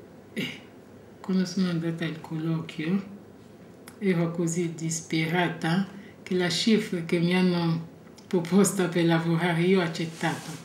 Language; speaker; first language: Italian; non-native, fluent; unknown